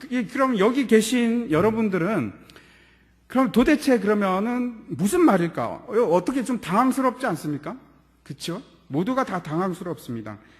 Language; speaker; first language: Korean; native; Korean